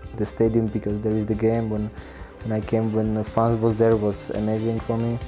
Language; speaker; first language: English; non-native, learner; Slovak